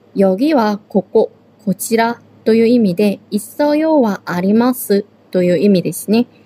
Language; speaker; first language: Japanese; non-native, fluent; Korean